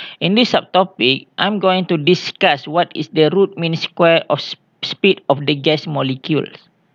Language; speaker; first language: English; non-native, local second language; Malay